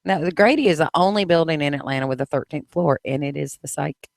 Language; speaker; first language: English; native; English